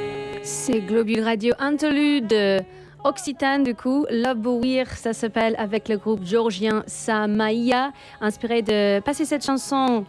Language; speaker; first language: French; native; French